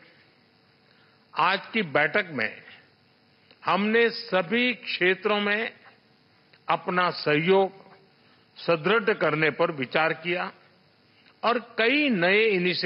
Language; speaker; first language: Hindi; native; Hindi